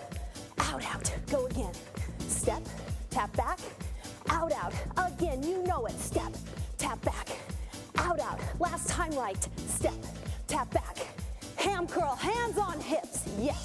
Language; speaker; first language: English; native; English